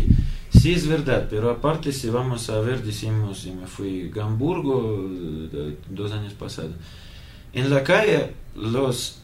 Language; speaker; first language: Spanish; non-native, learner; Russian